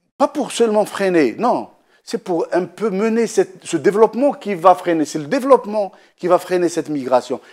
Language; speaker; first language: French; non-native, local second language; Arabic